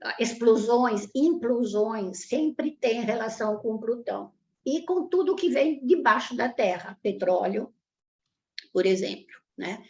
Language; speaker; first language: Portuguese; early bilingual, other home language; Italian